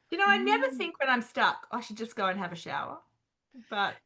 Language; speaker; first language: English; native; English